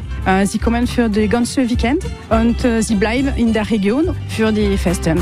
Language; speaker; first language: German; non-native, learner; French